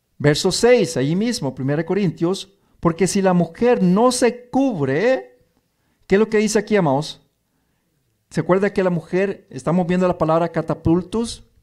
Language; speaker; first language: Spanish; early bilingual, heritage; Spanish